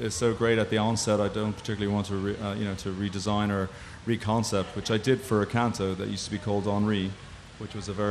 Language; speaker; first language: English; native; English